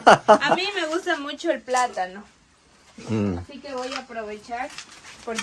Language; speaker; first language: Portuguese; non-native, learner; Spanish